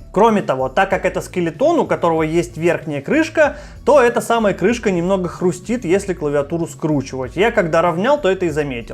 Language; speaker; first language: Russian; native; Russian